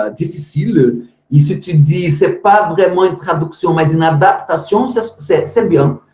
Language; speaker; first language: French; non-native, fluent; Portuguese